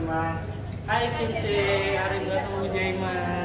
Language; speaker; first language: Japanese; non-native, learner; Indonesian